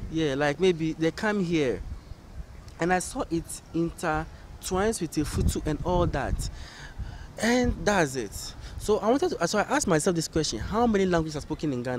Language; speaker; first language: English; non-native, local second language; Ga